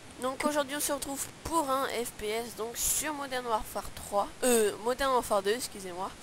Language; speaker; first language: French; native; French